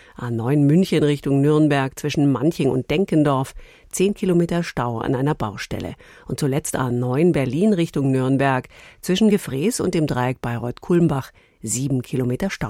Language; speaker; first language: German; native; German